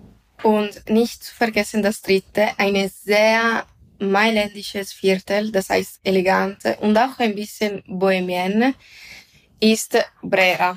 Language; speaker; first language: German; early bilingual, heritage; German